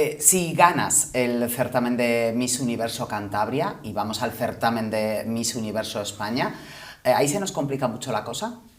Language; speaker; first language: Spanish; native; Spanish